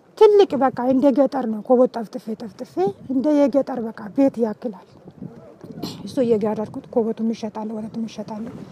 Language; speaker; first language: Amharic; non-native, local second language; Oromo